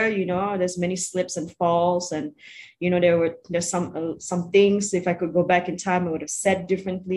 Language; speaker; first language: English; non-native, local second language; Malay